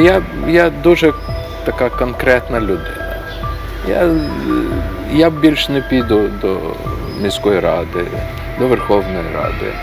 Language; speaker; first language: Ukrainian; non-native, local second language; Russian